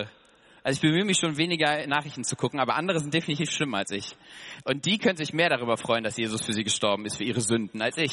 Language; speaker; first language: German; native; German